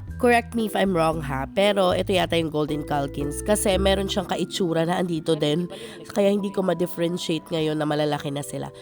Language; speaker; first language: Filipino; non-native, local second language; Cebuano